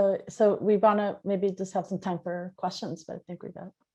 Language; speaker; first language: English; native; English